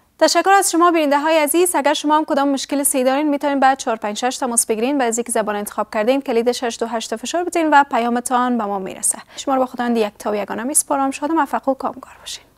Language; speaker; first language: Persian; native; Persian